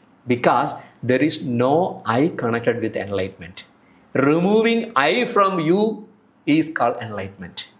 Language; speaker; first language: English; non-native, local second language; Malayalam